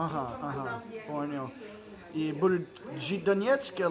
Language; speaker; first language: Russian; non-native, learner; English